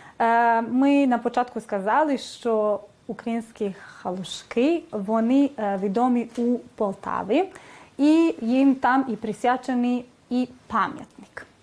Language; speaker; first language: Ukrainian; early bilingual, heritage; Ukrainian